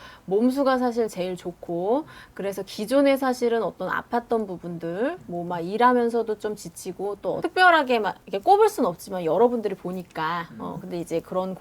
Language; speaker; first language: Korean; native; Korean